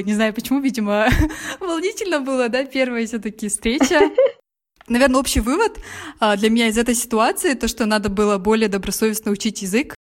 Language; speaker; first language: Russian; native; Russian